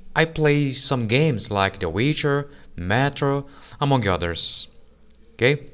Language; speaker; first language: English; non-native, fluent; Portuguese